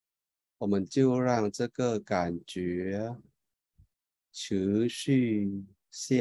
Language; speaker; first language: Chinese; non-native, fluent; Thai